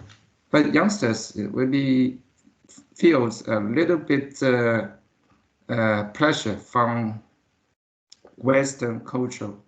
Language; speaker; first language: English; non-native, learner; Chinese